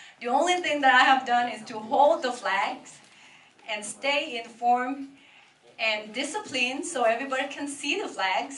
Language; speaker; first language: English; non-native, fluent; Vietnamese